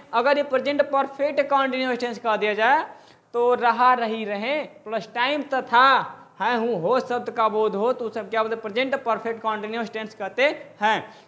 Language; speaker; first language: Hindi; native; Hindi